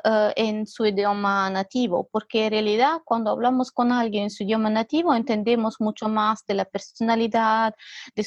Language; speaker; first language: Spanish; non-native, fluent; Italian